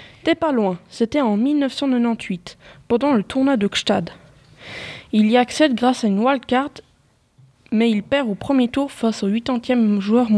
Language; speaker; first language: French; native; French